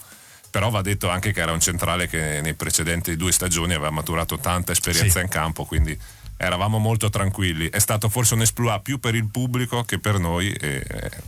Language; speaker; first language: Italian; native; Italian